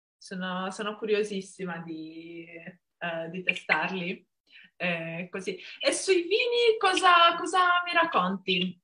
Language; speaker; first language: Italian; non-native, fluent; Romanian